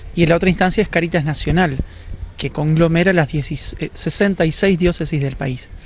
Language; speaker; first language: Spanish; native; Spanish